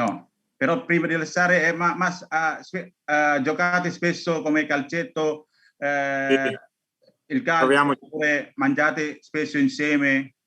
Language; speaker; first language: Italian; non-native, learner; Indonesian